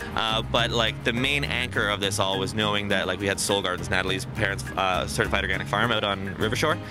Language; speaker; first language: English; native; English